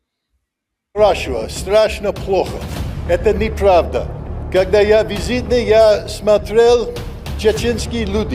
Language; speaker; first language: Russian; non-native, learner; English